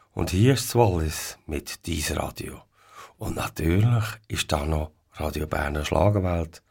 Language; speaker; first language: German; native; German